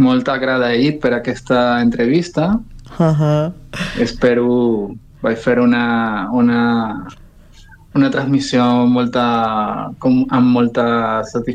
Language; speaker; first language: Catalan; non-native, learner; Spanish